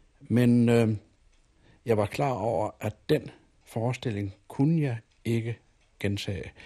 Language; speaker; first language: Danish; native; Danish